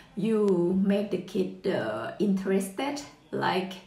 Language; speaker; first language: English; non-native, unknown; Thai